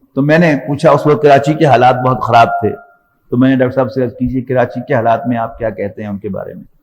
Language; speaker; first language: Urdu; non-native, local second language; Punjabi